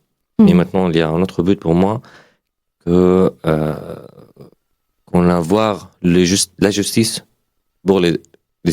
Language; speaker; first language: French; non-native, learner; Arabic